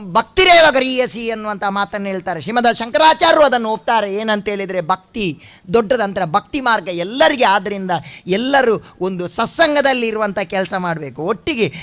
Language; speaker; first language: Kannada; non-native, local second language; Tulu